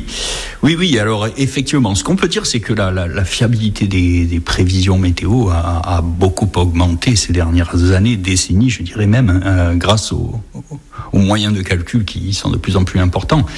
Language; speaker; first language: French; native; French